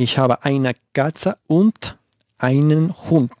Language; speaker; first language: German; non-native, learner; Spanish